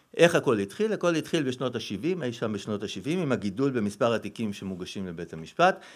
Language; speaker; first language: Hebrew; native; Hebrew